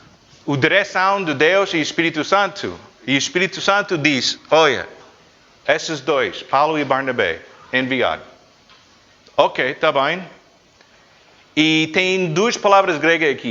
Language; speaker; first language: Portuguese; non-native, fluent; English